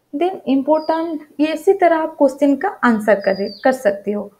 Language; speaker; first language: Hindi; non-native, local second language; Odia